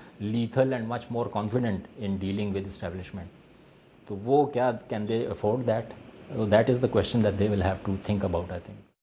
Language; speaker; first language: Urdu; native; Urdu